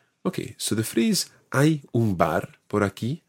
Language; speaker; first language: Spanish; non-native, fluent; English